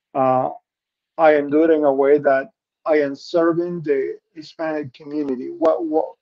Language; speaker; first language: English; non-native, fluent; Spanish